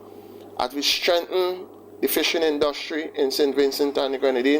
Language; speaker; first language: English; native; English